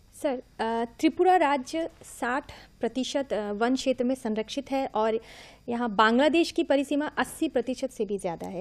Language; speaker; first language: Hindi; non-native, local second language; Bangla